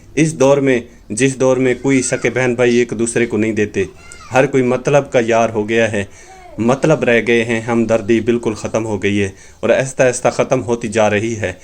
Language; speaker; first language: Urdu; non-native, local second language; Punjabi